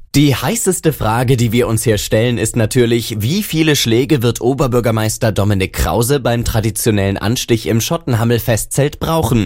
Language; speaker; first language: German; native; German